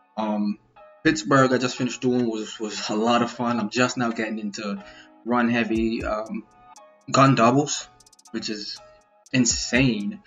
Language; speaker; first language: English; native; English